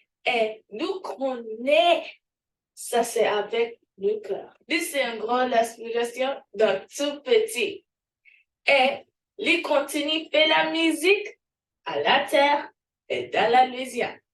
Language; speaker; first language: French; non-native, learner; English